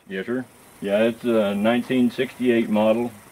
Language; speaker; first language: English; native; English